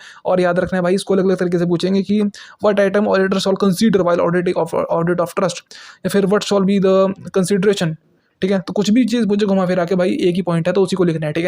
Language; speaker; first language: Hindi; native; Hindi